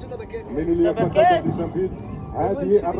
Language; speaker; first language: Arabic; native; Arabic